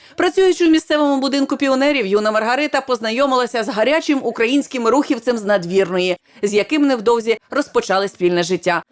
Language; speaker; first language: Ukrainian; native; Ukrainian